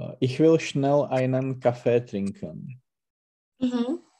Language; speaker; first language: German; non-native, learner; Czech